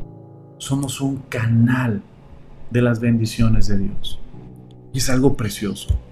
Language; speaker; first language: Spanish; native; Spanish